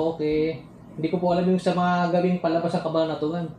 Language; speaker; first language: Filipino; native; Filipino